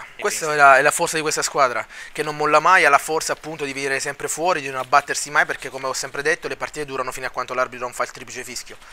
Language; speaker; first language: Italian; native; Italian